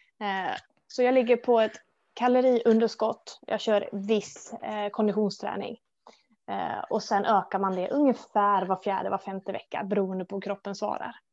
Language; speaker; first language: Swedish; native; Swedish